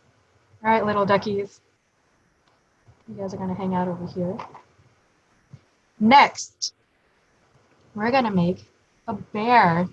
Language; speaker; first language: English; native; English